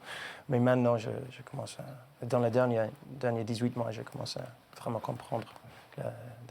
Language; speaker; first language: French; non-native, learner; English